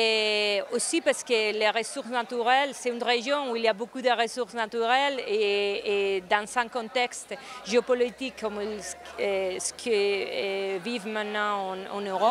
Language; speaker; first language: French; non-native, fluent; Spanish